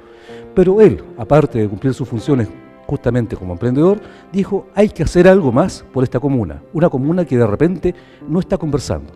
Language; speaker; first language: Spanish; native; Spanish